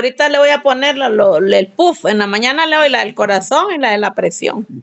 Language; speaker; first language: Spanish; native; Spanish